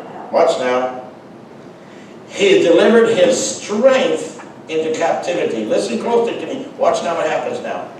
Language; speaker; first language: English; native; English